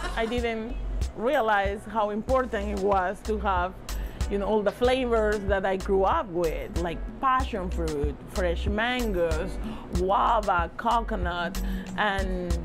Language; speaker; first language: English; non-native, fluent; Spanish